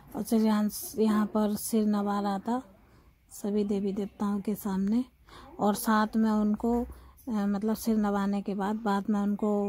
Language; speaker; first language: Hindi; native; Hindi